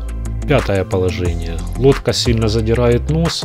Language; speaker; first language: Russian; native; Russian